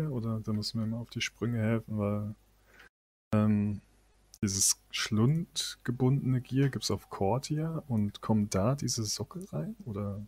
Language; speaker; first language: German; native; German